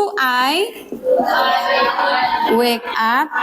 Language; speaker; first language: English; non-native, fluent; Indonesian